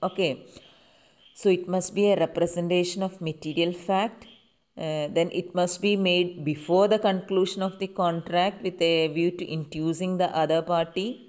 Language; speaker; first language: English; non-native, local second language; Malayalam